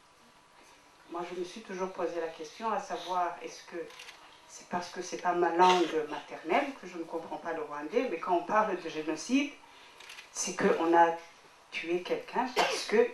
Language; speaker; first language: French; non-native, local second language; Kinyarwanda